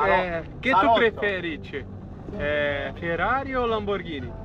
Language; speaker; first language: Italian; non-native, learner; Portuguese